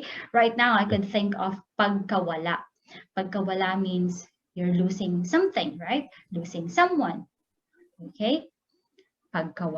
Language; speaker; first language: English; non-native, local second language; Filipino